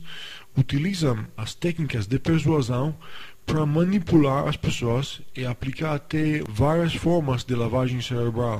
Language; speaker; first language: Portuguese; non-native, fluent; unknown